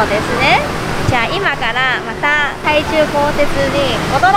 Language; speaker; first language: Japanese; non-native, fluent; Chinese